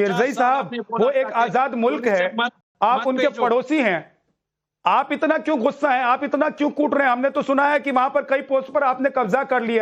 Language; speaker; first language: Hindi; native; Hindi